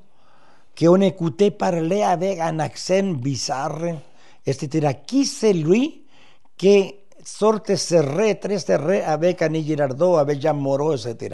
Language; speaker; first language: French; non-native, fluent; Spanish